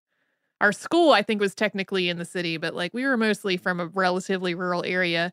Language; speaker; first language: English; native; English